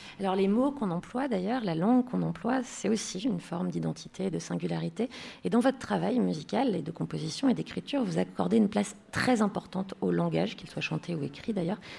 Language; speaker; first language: French; native; French